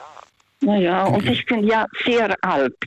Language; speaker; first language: German; non-native, fluent; Russian